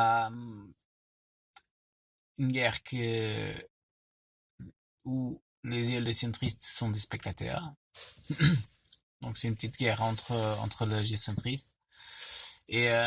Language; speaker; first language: French; non-native, fluent; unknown